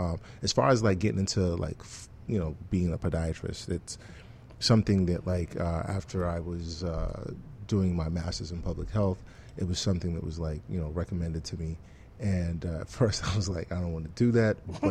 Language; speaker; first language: English; non-native, local second language; Yoruba